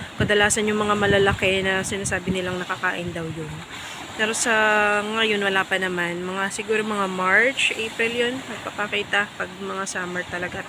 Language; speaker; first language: Filipino; non-native, local second language; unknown